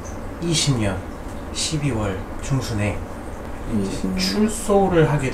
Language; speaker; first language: Korean; native; Korean